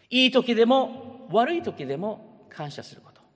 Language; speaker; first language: Japanese; early bilingual, heritage; Japanese